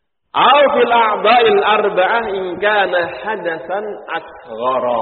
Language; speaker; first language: Arabic; non-native, fluent; Indonesian